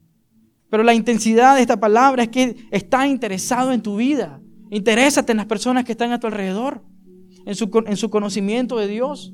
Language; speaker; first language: Spanish; native; Spanish